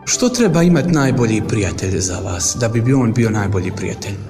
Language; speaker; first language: Croatian; native; Croatian